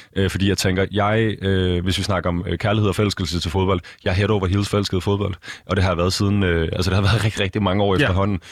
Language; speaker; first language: Danish; native; Danish